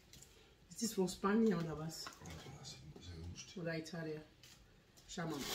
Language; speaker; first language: German; non-native, learner; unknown